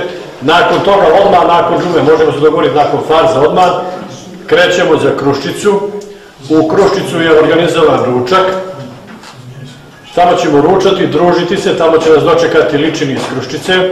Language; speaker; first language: Bosnian; native; Bosnian